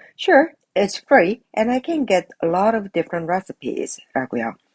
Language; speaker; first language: English; non-native, fluent; Korean